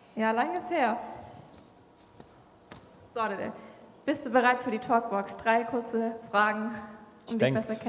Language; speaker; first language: German; native; German